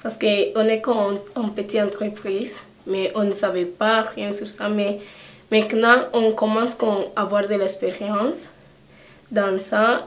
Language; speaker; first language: French; early bilingual, other home language; Spanish